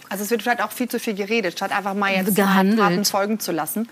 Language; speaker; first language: German; non-native, fluent; Norwegian